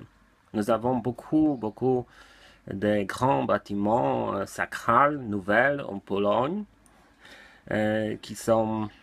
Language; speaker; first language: French; non-native, learner; Polish